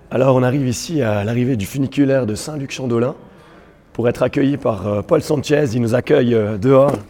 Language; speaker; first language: French; native; French